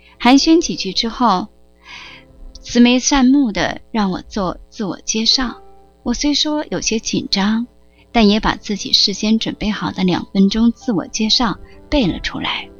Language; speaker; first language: Chinese; native; Chinese